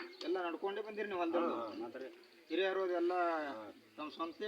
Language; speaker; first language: Kannada; native; Kannada